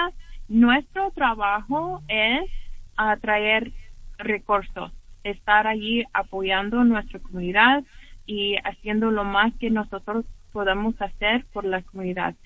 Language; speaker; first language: Spanish; early bilingual, heritage; English